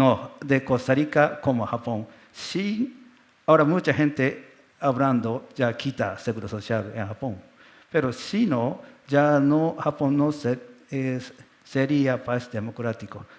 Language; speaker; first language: Spanish; non-native, learner; Japanese